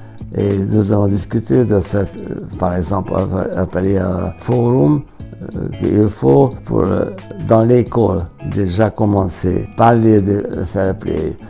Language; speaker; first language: French; non-native, fluent; Hungarian